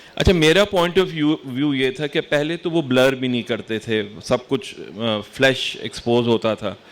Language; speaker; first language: Urdu; native; Urdu